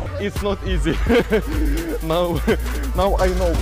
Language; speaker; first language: English; non-native, learner; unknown